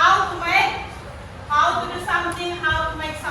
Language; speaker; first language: English; non-native, learner; Indonesian